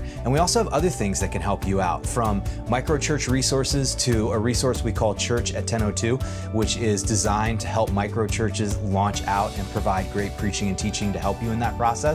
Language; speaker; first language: English; native; English